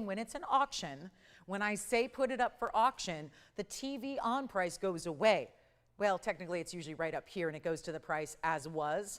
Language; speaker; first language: English; native; English